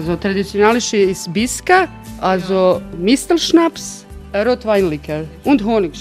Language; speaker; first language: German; non-native, learner; Croatian